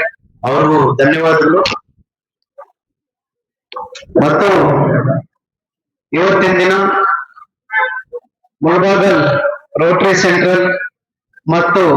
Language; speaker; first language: Kannada; native; Kannada